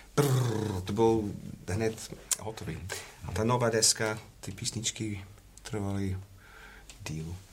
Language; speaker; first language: Czech; non-native, learner; English